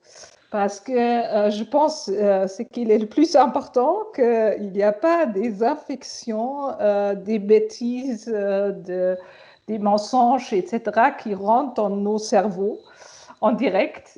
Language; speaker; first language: French; non-native, fluent; German